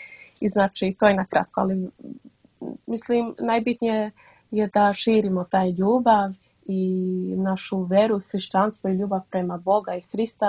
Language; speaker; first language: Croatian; early bilingual, heritage; Dutch